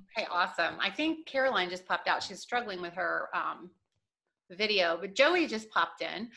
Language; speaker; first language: English; native; English